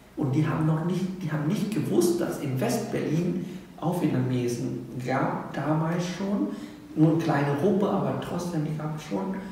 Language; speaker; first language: German; non-native, fluent; Vietnamese